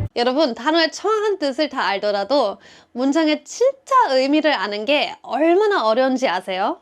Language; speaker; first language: Korean; non-native, fluent; German